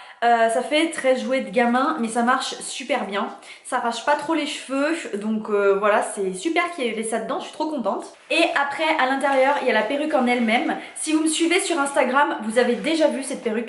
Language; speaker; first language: French; native; French